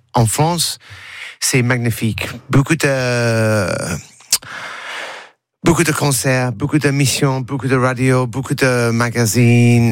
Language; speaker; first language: French; non-native, learner; English